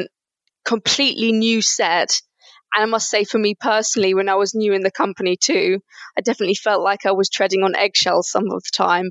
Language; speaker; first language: English; native; English